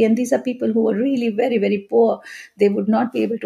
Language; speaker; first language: English; non-native, local second language; Hindi